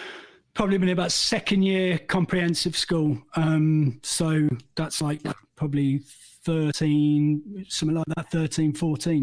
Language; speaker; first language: English; native; English